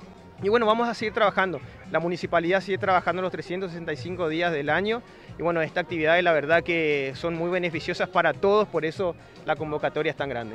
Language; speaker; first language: Spanish; native; Spanish